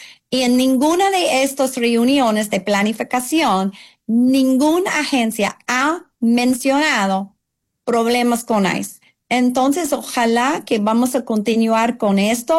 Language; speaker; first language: Spanish; non-native, fluent; English